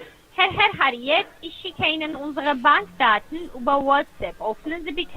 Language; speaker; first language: German; non-native, fluent; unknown